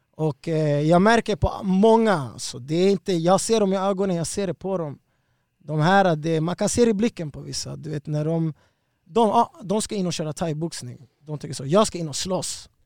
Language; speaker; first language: Swedish; early bilingual, other home language; Spanish